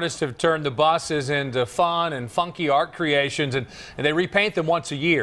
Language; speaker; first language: English; native; English